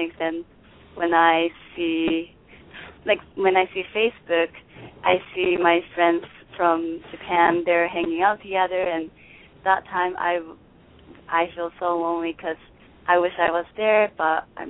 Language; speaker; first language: English; non-native, fluent; Japanese